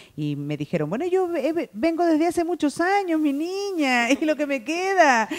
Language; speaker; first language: Spanish; native; Spanish